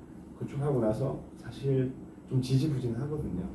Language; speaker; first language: Korean; native; Korean